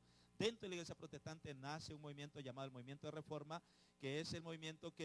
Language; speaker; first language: Spanish; native; Spanish